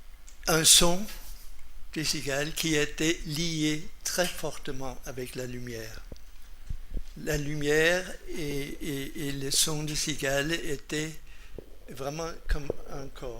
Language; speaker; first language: French; non-native, fluent; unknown